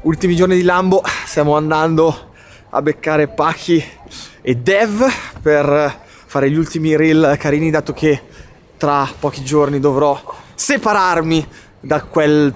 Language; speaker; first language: Italian; native; Italian